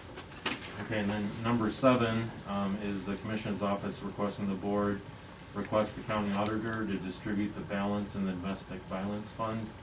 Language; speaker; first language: English; native; English